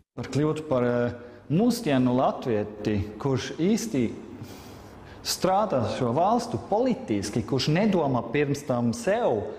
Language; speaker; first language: Latvian; non-native, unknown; German